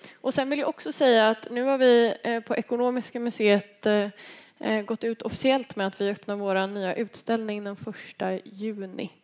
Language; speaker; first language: Swedish; native; Swedish